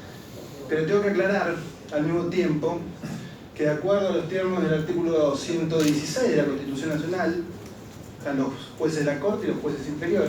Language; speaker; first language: Spanish; native; Spanish